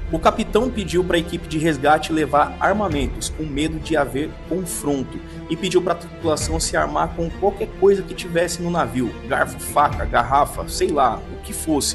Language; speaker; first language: Portuguese; native; Portuguese